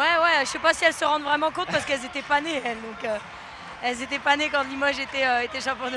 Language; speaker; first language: French; native; French